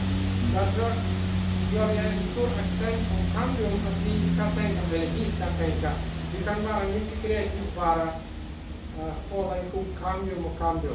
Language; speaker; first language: Swedish; non-native, learner; Russian